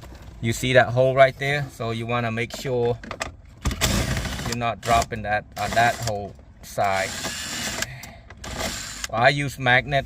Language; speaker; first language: English; non-native, local second language; Khmer